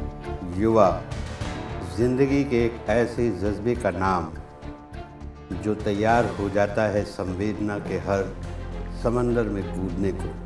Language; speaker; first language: Hindi; native; Hindi